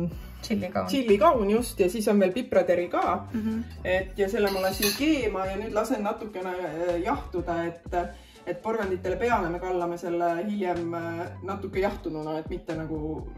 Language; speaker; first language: Estonian; native; Estonian